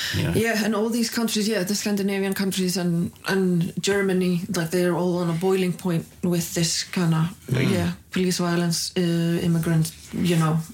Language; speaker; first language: English; non-native, fluent; Icelandic